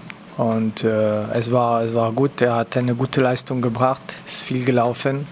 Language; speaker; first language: German; non-native, local second language; French